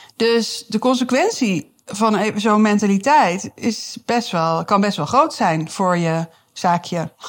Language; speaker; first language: Dutch; native; Dutch